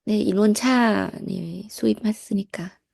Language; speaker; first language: Korean; non-native, learner; Thai